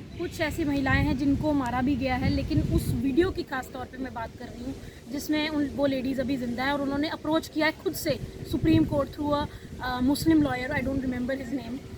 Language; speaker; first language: Hindi; non-native, local second language; Punjabi